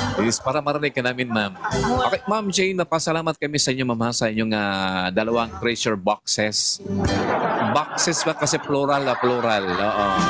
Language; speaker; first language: Filipino; non-native, local second language; Cebuano